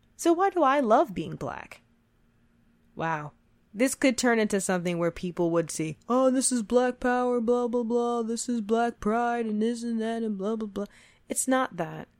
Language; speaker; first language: English; native; English